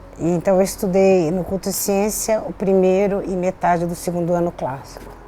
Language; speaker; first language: Portuguese; native; Portuguese